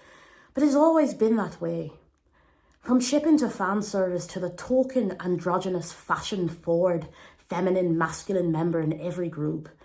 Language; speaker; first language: English; native; English